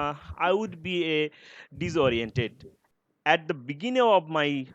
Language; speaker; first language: English; non-native, learner; Bangla